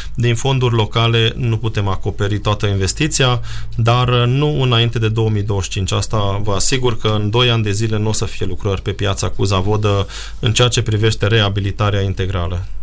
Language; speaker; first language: Romanian; non-native, local second language; Hungarian